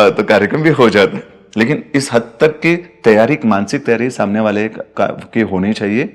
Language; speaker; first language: Hindi; native; Hindi